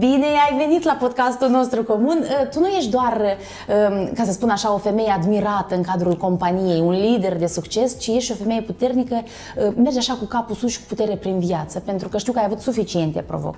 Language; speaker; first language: Romanian; native; Romanian